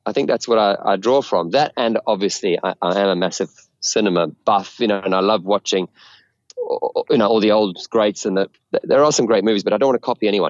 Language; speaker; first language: English; native; English